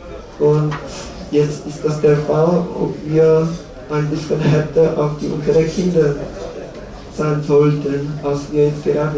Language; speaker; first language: German; non-native, learner; Czech